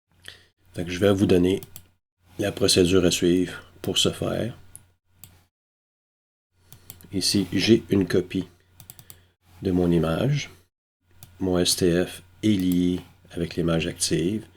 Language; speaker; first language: French; native; French